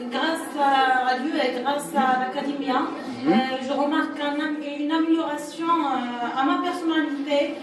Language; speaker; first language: French; non-native, learner; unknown